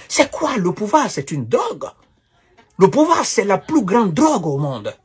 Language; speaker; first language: French; non-native, local second language; Wolof